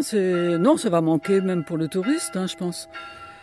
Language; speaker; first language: French; native; French